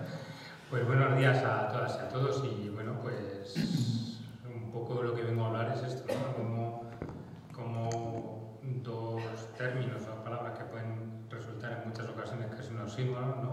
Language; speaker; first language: Spanish; native; Spanish